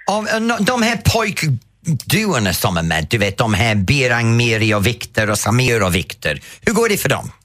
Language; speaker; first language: Swedish; non-native, fluent; English